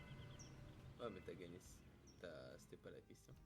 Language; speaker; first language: French; native; French